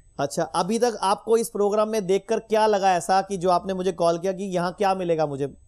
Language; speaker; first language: Hindi; native; Hindi